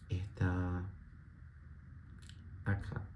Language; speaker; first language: Spanish; non-native, learner; Portuguese